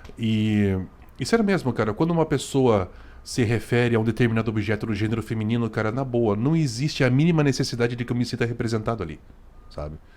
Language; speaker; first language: Portuguese; native; Portuguese